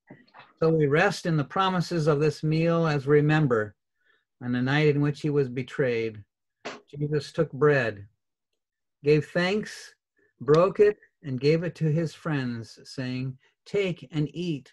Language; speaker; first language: English; native; English